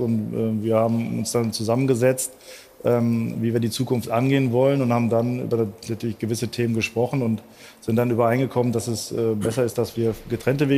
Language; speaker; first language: German; native; German